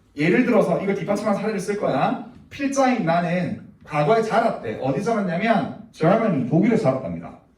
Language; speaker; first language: Korean; native; Korean